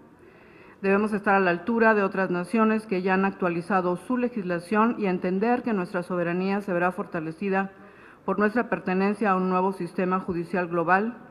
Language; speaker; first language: Spanish; native; Spanish